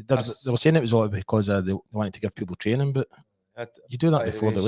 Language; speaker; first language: English; native; English